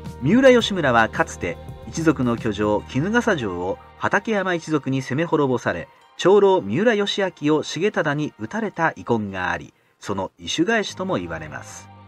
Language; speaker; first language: Japanese; native; Japanese